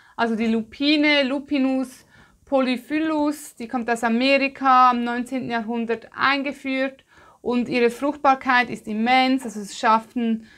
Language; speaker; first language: German; native; German